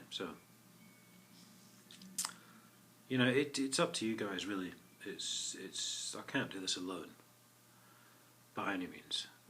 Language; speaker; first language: English; native; English